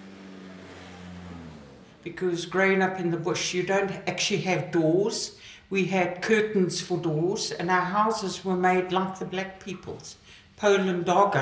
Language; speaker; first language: English; native; English